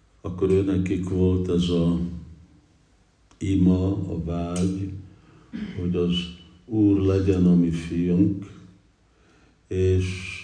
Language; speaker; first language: Hungarian; early bilingual, heritage; English